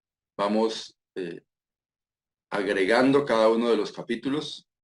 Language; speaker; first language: Spanish; native; Spanish